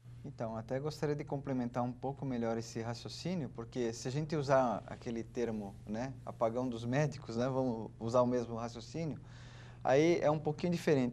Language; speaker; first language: Portuguese; native; Portuguese